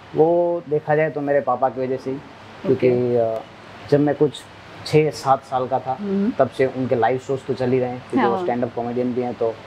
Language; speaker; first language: Hindi; non-native, local second language; Kachhi